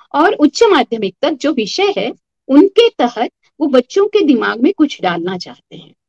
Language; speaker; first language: Hindi; non-native, local second language; Marathi